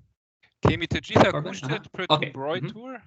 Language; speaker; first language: Albanian; non-native, learner; German